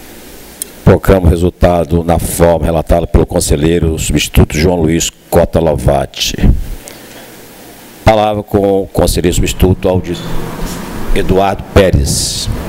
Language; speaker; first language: Portuguese; native; Portuguese